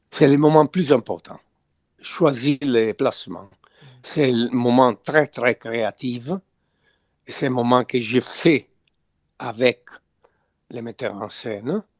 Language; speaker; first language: French; non-native, fluent; Italian